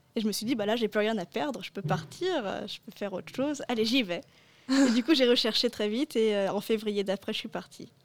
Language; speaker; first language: French; native; French